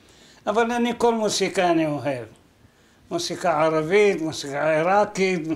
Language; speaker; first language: Hebrew; non-native, fluent; Arabic